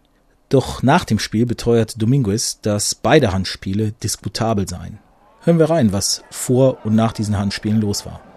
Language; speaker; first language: German; native; German